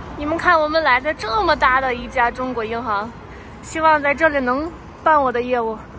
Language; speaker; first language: Chinese; non-native, fluent; Russian